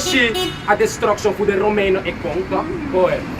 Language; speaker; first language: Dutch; non-native, local second language; Sranan Tongo